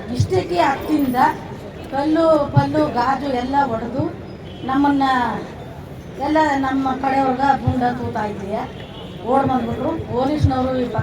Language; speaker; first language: Kannada; native; Kannada